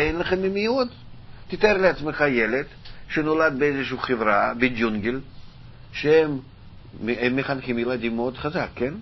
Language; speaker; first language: Hebrew; non-native, fluent; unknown